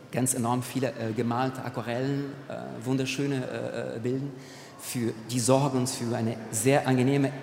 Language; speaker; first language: German; non-native, fluent; Portuguese